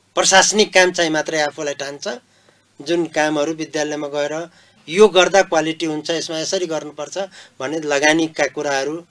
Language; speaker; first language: Nepali; non-native, local second language; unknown